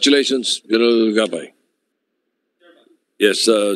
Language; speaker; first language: English; non-native, local second language; Filipino